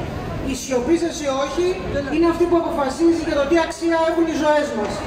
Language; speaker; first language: Greek; native; Greek